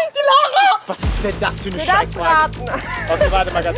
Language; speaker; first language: German; native; German